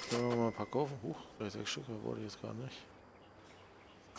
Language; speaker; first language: German; native; German